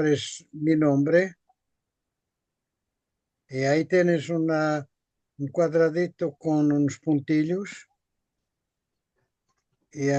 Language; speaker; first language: Spanish; non-native, fluent; Portuguese